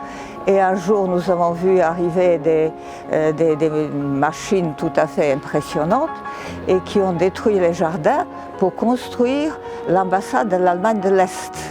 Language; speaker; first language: French; non-native, fluent; Serbian